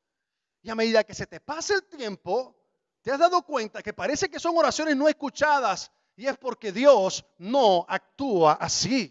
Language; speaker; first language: Spanish; native; Spanish